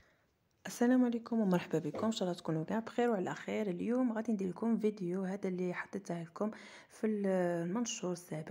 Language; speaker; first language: Arabic; native; Arabic